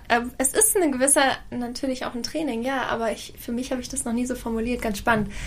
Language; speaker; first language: German; native; German